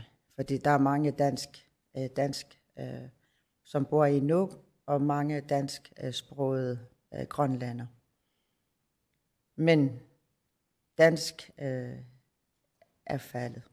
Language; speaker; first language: Danish; non-native, local second language; Kalaallisut